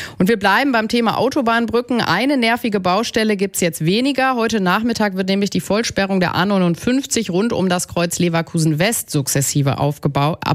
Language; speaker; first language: German; native; German